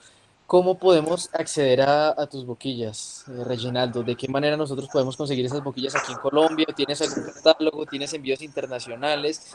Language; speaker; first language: Spanish; native; Spanish